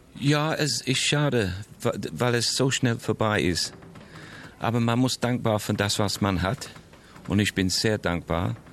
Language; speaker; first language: German; non-native, fluent; English